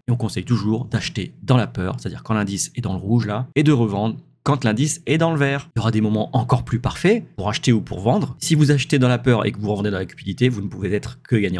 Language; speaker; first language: French; native; French